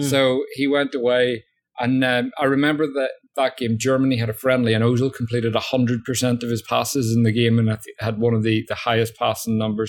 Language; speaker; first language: English; native; English